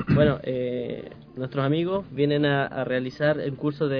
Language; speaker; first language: Spanish; native; Spanish